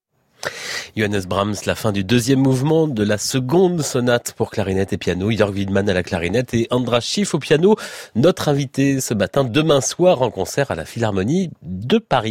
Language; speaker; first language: French; native; French